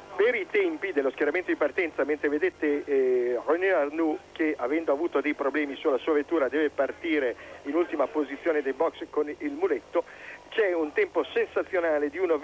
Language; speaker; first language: Italian; native; Italian